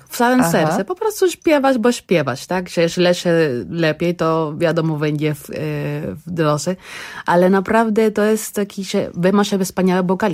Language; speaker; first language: Polish; non-native, learner; Spanish